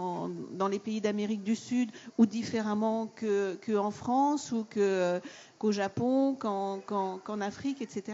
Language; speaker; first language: French; native; French